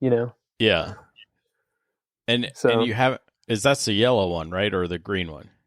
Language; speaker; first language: English; native; English